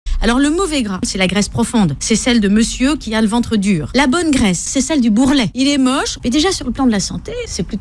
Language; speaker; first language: French; native; French